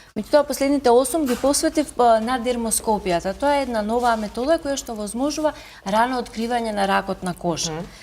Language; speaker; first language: Macedonian; native; Macedonian